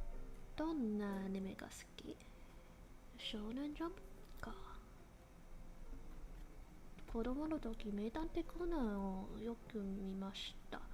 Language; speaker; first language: Japanese; non-native, learner; English